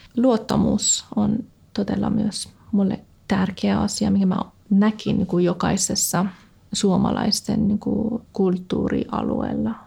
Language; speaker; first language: Finnish; non-native, fluent; Persian